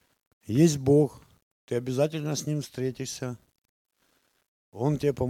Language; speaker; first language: Czech; non-native, learner; Russian